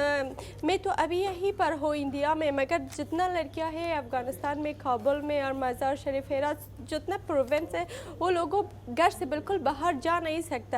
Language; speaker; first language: Hindi; non-native, learner; Persian